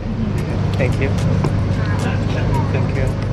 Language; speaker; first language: English; non-native, learner; Korean